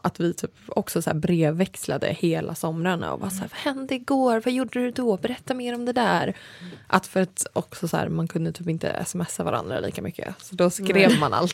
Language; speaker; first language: Swedish; native; Swedish